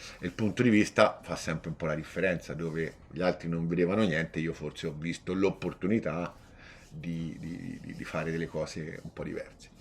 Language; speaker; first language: Italian; native; Italian